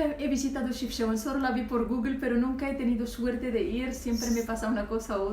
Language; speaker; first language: Spanish; non-native, local second language; Arabic